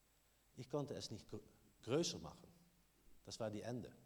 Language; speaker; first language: German; non-native, learner; Dutch